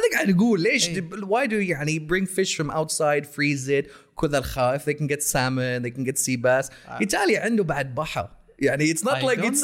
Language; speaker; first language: Arabic; native; Arabic